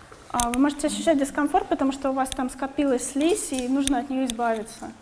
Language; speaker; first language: Russian; native; Russian